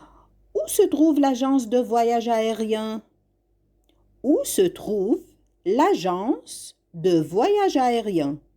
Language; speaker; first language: French; non-native, fluent; Arabic